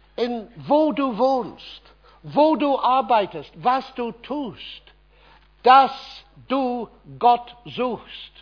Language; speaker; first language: German; non-native, fluent; English